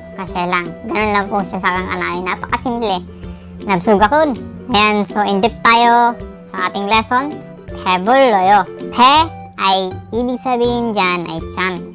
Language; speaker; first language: Filipino; non-native, local second language; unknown